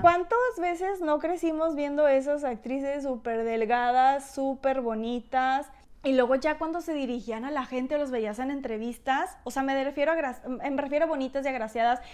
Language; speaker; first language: Spanish; native; Spanish